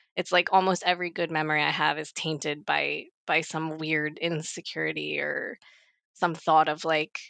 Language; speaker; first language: English; native; English